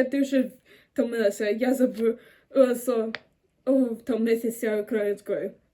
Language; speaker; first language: Ukrainian; non-native, learner; German